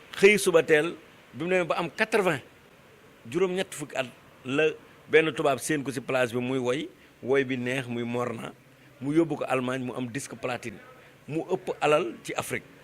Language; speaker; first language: Wolof; non-native, local second language; Fula